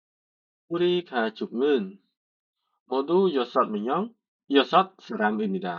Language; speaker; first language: Korean; non-native, learner; Khmer